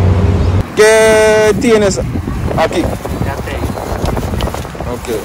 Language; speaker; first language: Spanish; non-native, learner; English